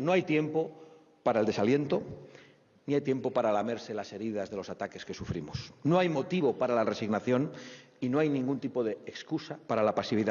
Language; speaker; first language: Spanish; native; Spanish